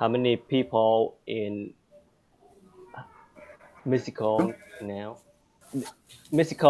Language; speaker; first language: English; non-native, learner; Vietnamese